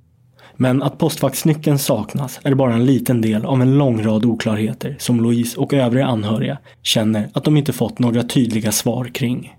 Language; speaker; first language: Swedish; native; Swedish